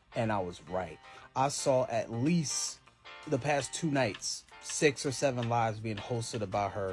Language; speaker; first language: English; native; English